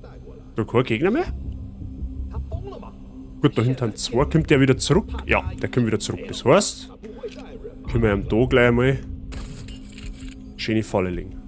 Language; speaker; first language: German; native; German